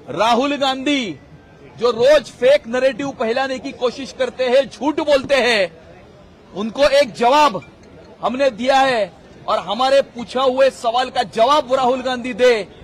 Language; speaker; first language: Hindi; non-native, local second language; Marathi